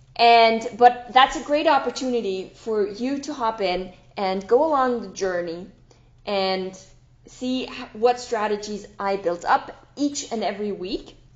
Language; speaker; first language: English; non-native, fluent; German